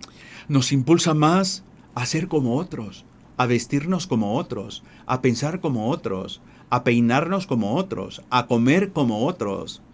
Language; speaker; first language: Spanish; native; Spanish